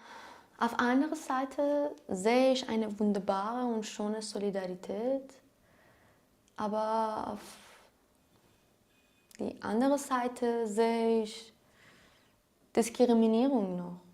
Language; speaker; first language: German; non-native, learner; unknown